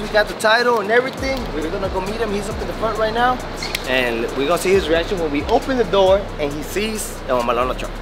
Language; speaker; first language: English; early bilingual, other home language; Spanish